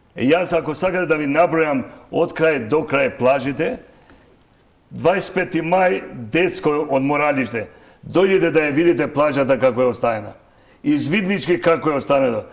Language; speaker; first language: Macedonian; non-native, local second language; Albanian